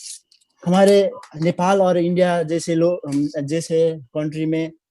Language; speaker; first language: Hindi; non-native, learner; Nepali